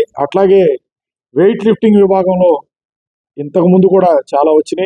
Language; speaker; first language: Telugu; native; Telugu